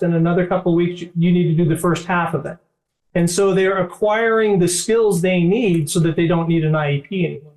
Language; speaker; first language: English; native; English